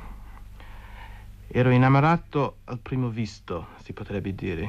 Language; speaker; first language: Italian; non-native, fluent; English